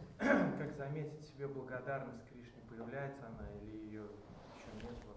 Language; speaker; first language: Russian; native; Russian